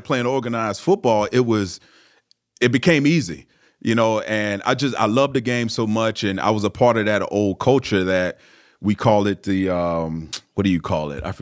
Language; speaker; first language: English; native; English